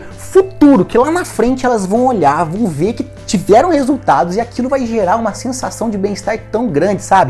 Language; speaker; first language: Portuguese; native; Portuguese